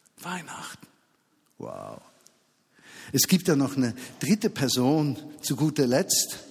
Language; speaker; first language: German; native; German